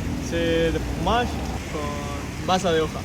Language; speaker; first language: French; non-native, learner; Spanish